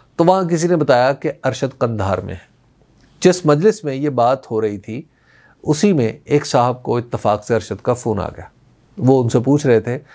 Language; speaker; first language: Urdu; non-native, local second language; Punjabi